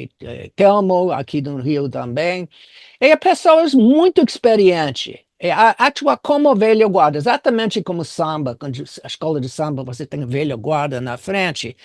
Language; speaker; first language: Portuguese; non-native, fluent; English